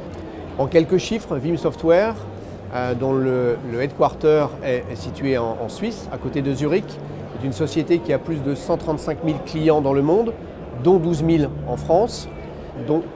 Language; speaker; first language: French; native; French